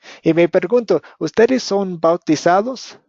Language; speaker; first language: Spanish; non-native, fluent; English